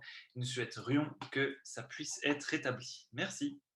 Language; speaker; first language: French; native; French